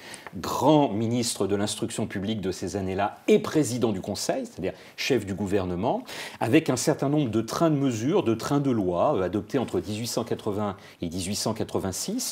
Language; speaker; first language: French; native; French